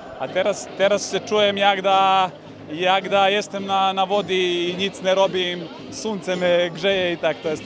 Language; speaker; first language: Polish; non-native, fluent; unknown